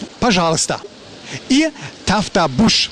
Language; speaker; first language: Russian; non-native, learner; German